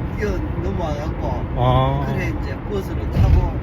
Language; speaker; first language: Korean; native; Korean